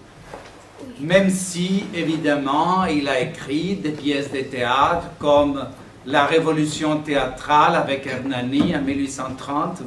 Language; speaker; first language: French; non-native, fluent; Greek